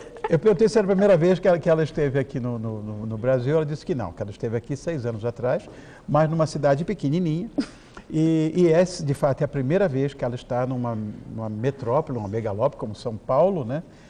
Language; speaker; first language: Portuguese; native; Portuguese